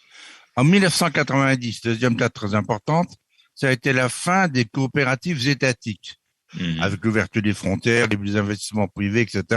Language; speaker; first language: French; native; French